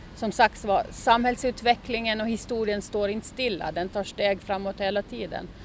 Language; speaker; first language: Swedish; native; Swedish